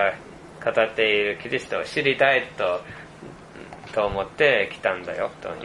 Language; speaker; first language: Japanese; non-native, fluent; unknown